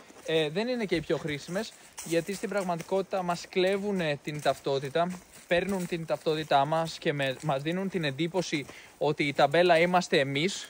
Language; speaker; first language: Greek; native; Greek